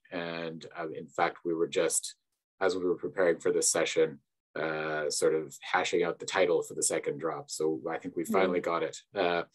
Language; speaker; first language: English; native; English